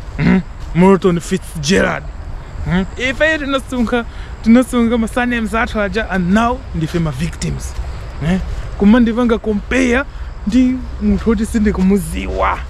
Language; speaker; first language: Nyanja; non-native, local second language; Tumbuka